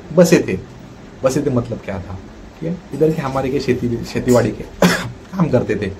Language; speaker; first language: Hindi; non-native, local second language; Marathi